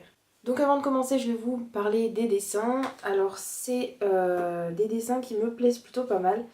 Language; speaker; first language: French; native; French